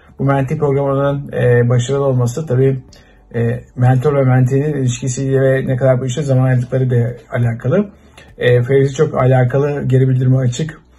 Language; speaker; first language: Turkish; native; Turkish